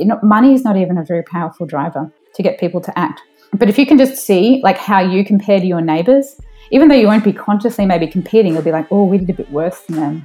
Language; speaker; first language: English; native; English